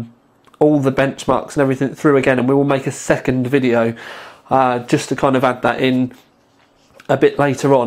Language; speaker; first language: English; native; English